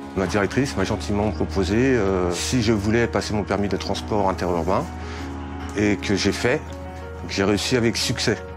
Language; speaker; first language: French; native; French